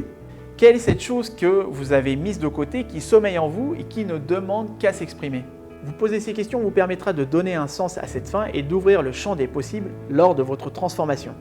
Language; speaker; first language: French; native; French